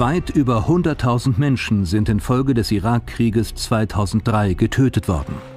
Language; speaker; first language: German; native; German